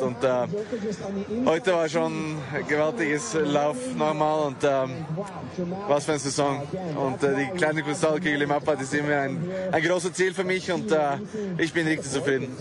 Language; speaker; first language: German; non-native, fluent; Norwegian